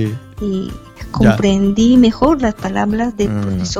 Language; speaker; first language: Spanish; non-native, fluent; Japanese